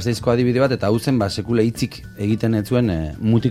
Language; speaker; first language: Basque; native; Basque